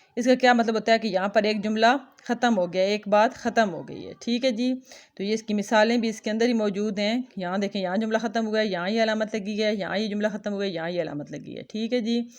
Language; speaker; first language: Urdu; non-native, local second language; Punjabi